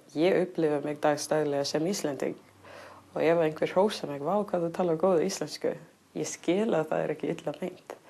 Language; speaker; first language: Icelandic; non-native, fluent; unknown